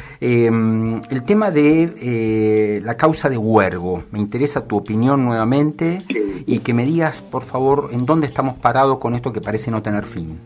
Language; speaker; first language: Spanish; native; Spanish